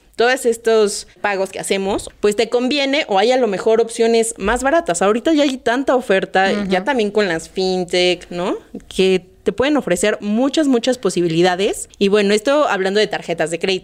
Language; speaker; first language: Spanish; native; Spanish